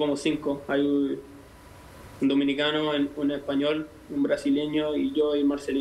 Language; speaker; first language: Spanish; native; Spanish